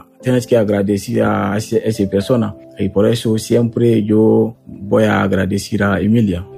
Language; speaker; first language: Spanish; non-native, learner; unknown